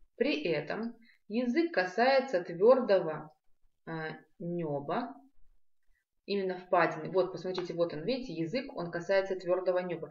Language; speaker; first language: Russian; non-native, local second language; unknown